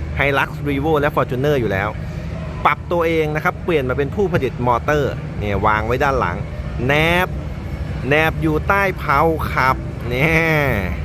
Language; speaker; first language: Thai; native; Thai